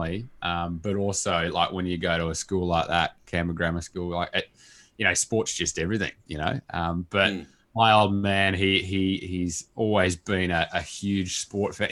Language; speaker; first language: English; native; English